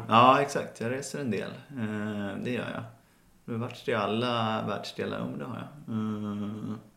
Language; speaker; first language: Swedish; native; Swedish